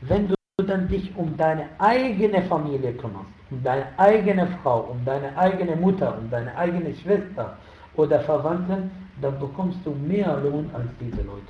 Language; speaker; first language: German; non-native, fluent; Arabic